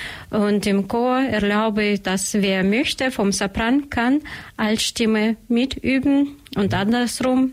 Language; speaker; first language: German; non-native, learner; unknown